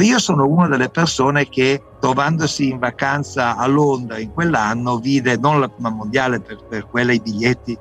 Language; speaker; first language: Italian; native; Italian